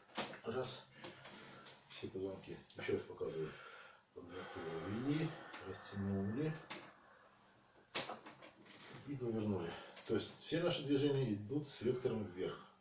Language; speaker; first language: Russian; native; Russian